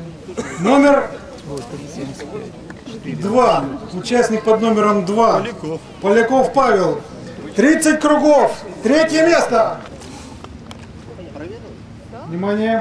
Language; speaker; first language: Russian; native; Russian